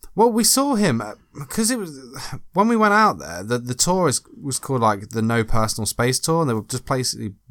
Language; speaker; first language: English; native; English